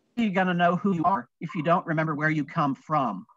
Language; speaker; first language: English; native; English